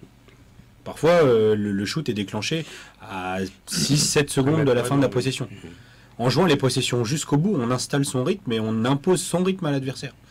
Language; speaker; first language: French; native; French